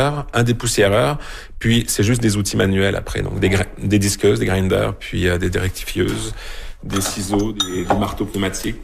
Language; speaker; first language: French; native; French